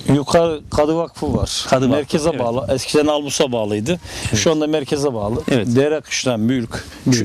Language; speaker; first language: Turkish; native; Turkish